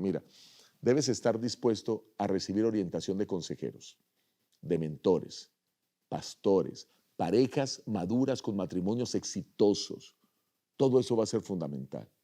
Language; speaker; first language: Spanish; native; Spanish